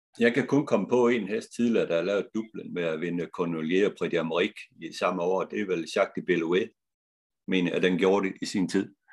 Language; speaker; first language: Danish; native; Danish